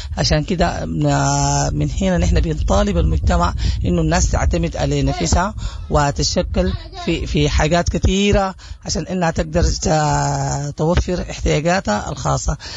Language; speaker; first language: Arabic; native; Arabic